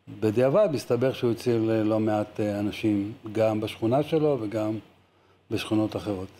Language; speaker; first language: Hebrew; native; Hebrew